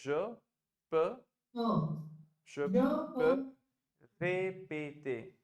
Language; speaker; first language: French; non-native, fluent; Hindi